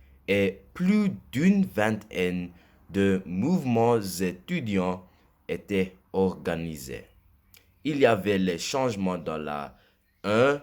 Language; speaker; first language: French; non-native, learner; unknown